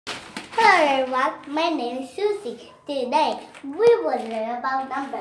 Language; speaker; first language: English; non-native, learner; Vietnamese